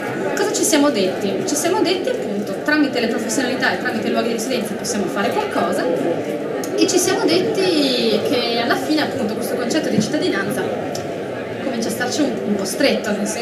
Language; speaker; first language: Italian; native; Italian